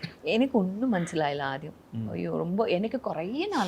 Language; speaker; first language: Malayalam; non-native, learner; Tamil